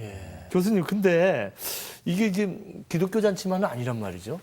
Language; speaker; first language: Korean; native; Korean